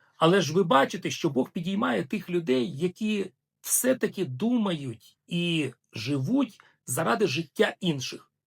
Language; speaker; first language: Ukrainian; non-native, local second language; Russian